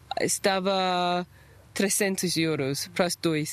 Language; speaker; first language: Portuguese; non-native, learner; English